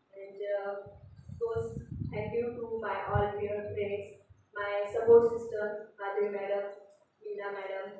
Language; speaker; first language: English; non-native, local second language; Marathi